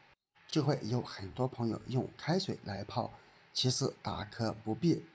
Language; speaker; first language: Chinese; native; Chinese